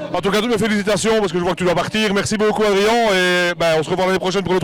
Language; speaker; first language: French; native; French